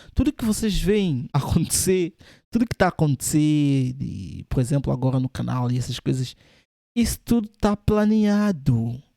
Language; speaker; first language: Portuguese; native; Portuguese